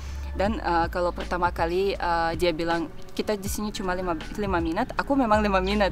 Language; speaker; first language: Indonesian; non-native, fluent; Russian